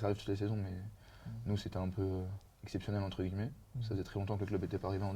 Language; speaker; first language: French; native; French